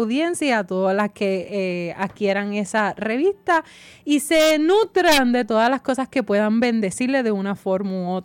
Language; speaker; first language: Spanish; native; Spanish